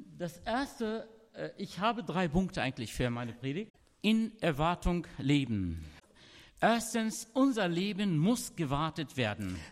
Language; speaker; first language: German; non-native, fluent; Arabic